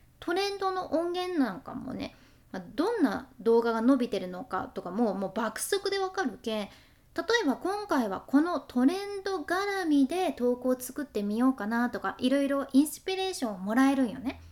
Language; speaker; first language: Japanese; native; Japanese